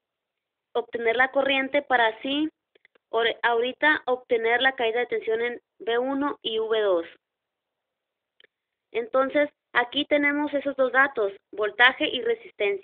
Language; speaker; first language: Spanish; native; Spanish